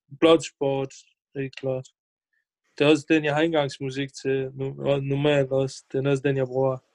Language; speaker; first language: Danish; early bilingual, other home language; Bosnian